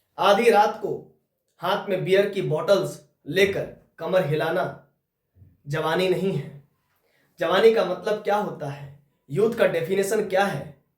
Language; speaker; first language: Hindi; native; Hindi